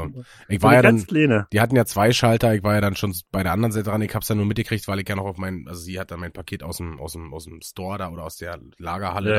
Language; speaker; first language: German; native; German